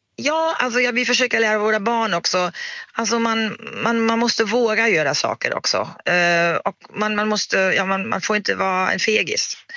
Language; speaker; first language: Swedish; non-native, fluent; German